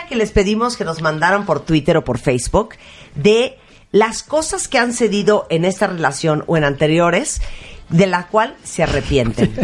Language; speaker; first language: Spanish; native; Spanish